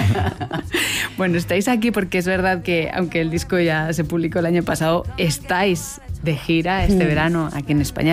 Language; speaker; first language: Spanish; native; Spanish